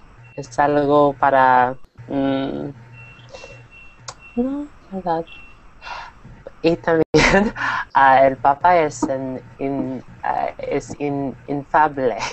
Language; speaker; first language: Spanish; non-native, learner; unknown